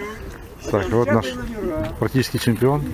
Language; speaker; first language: Russian; native; Russian